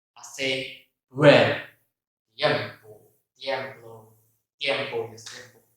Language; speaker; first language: Spanish; non-native, learner; Indonesian